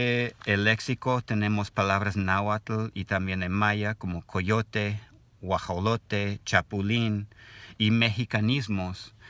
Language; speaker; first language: Spanish; non-native, learner; English